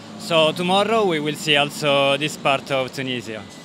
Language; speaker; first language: English; non-native, fluent; Italian